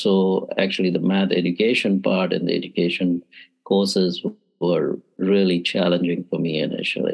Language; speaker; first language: English; native; English